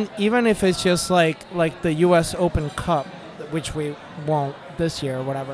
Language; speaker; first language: English; non-native, fluent; Spanish